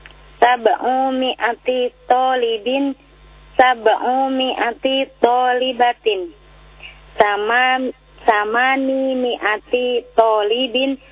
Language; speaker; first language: Arabic; non-native, learner; Indonesian